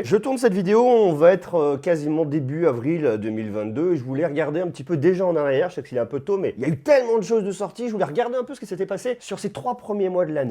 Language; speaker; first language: French; native; French